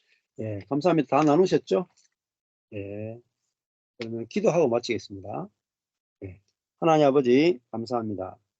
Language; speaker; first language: Korean; native; Korean